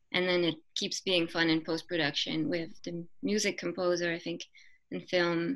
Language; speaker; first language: English; non-native, fluent; French